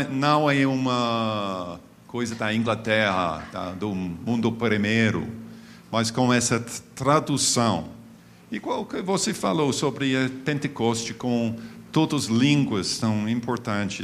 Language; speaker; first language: Portuguese; non-native, fluent; English